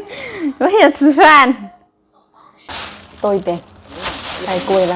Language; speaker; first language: Chinese; non-native, learner; Javanese